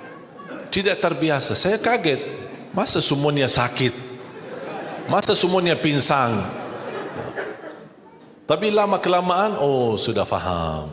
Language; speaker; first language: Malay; non-native, fluent; Arabic